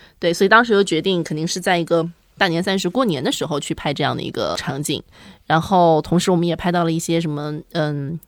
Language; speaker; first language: Chinese; native; Chinese